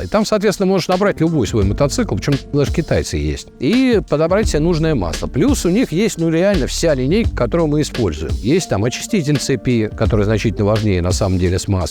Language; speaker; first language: Russian; native; Russian